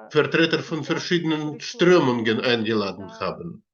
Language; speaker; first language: German; non-native, learner; Russian